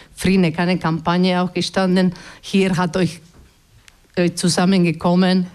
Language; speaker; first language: German; non-native, learner; Basque